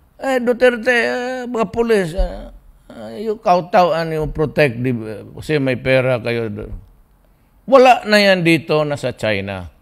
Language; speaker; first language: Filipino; non-native, local second language; Cebuano